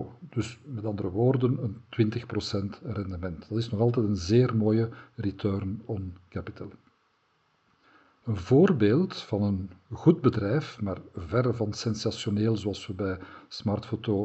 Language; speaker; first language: Dutch; native; Dutch